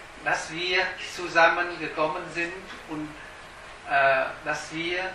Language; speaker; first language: German; non-native, fluent; Vietnamese